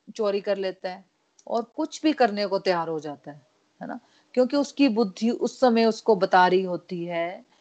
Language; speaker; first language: Hindi; non-native, local second language; Punjabi